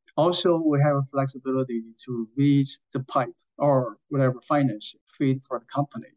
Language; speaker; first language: English; non-native, fluent; Chinese